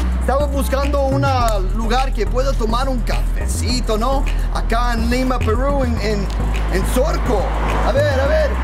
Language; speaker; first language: Spanish; non-native, learner; English